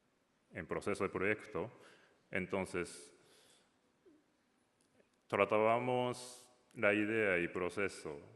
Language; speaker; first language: Spanish; non-native, learner; Japanese